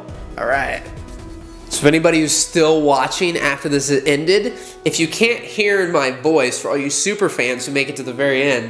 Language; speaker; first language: English; native; English